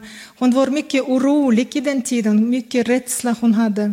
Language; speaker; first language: Swedish; non-native, fluent; Kazakh